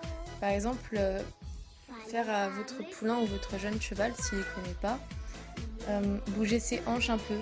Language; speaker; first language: French; native; French